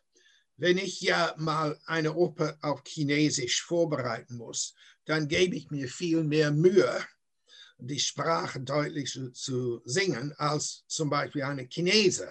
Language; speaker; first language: German; non-native, fluent; English